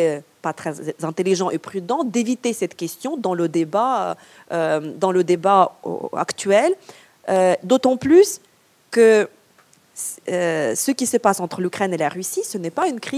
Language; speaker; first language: French; non-native, fluent; Ukrainian